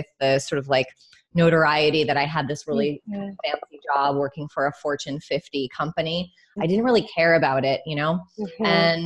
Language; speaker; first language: English; native; English